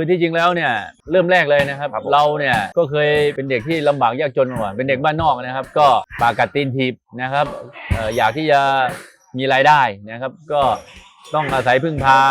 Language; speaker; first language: Thai; native; Thai